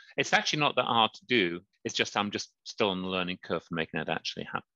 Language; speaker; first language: English; native; English